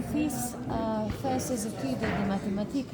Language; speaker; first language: French; non-native, fluent; Slovenian